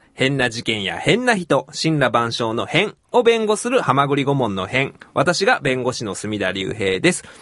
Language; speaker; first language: Japanese; native; Japanese